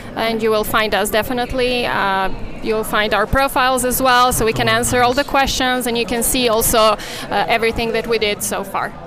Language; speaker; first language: English; non-native, fluent; Serbian